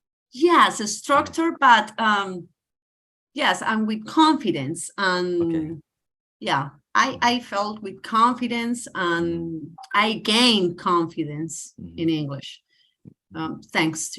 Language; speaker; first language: English; non-native, learner; Spanish